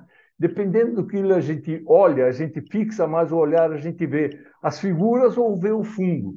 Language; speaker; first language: Portuguese; native; Portuguese